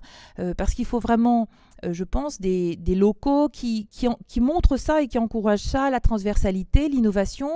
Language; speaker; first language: French; native; French